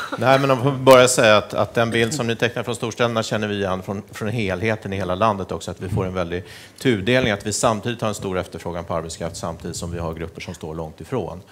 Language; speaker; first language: Swedish; native; Swedish